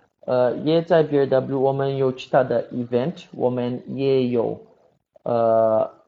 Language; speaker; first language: Chinese; non-native, learner; Portuguese